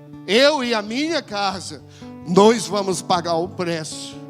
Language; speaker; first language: Portuguese; non-native, fluent; English